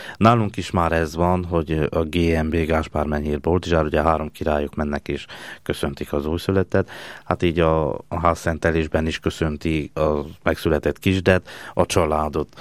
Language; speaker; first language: Hungarian; native; Hungarian